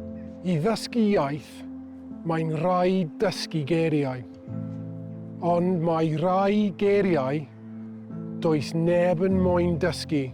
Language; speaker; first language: Welsh; non-native, local second language; English